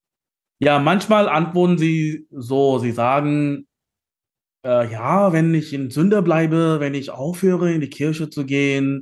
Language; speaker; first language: German; non-native, fluent; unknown